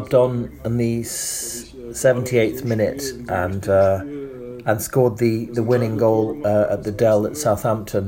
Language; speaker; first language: English; non-native, fluent; German